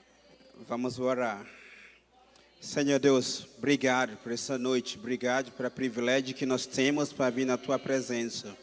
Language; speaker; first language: Portuguese; non-native, fluent; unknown